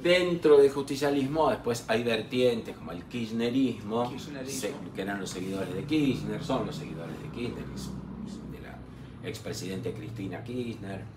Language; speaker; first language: Spanish; native; Spanish